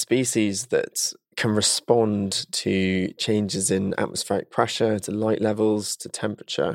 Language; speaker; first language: English; native; English